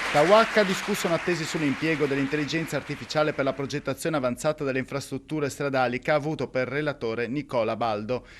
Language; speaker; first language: Italian; native; Italian